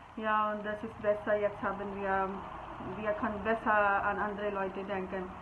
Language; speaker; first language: German; non-native, learner; Urdu